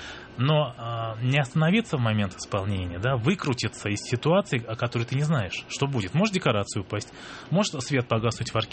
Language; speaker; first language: Russian; native; Russian